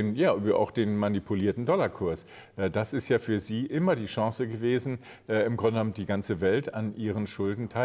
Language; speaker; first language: German; native; German